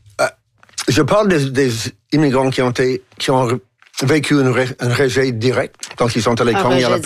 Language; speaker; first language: French; non-native, fluent; English